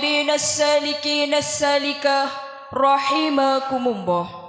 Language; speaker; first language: Arabic; non-native, learner; Indonesian